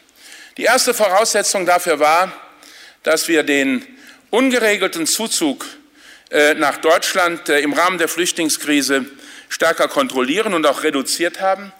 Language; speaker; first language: German; native; German